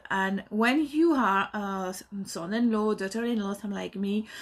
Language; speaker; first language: English; non-native, learner; French